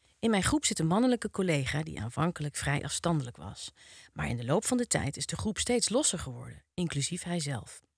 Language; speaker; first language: Dutch; native; Dutch